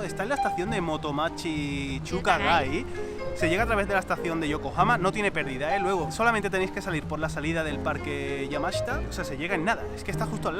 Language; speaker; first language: Spanish; native; Spanish